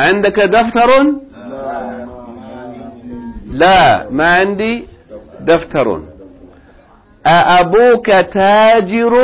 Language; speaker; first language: Arabic; non-native, fluent; English